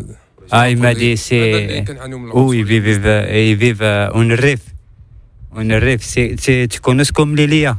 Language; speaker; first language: Spanish; non-native, learner; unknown